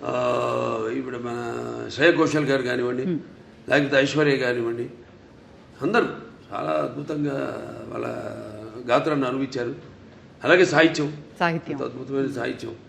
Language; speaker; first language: Telugu; native; Telugu